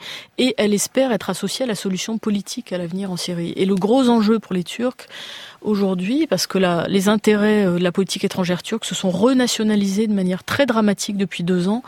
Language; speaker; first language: French; native; French